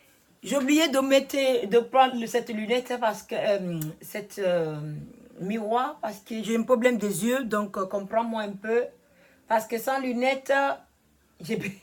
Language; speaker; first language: French; non-native, learner; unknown